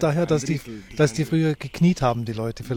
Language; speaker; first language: German; native; German